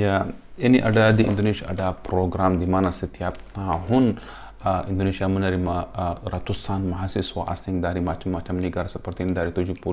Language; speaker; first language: Indonesian; non-native, fluent; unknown